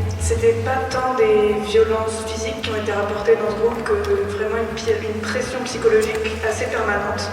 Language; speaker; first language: French; native; French